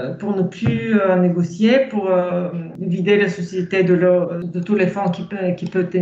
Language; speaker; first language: French; non-native, fluent; Bulgarian